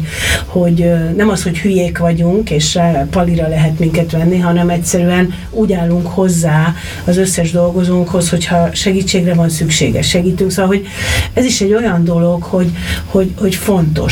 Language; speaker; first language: Hungarian; native; Hungarian